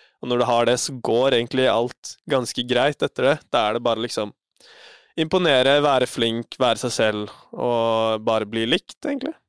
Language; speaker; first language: Norwegian; native; Norwegian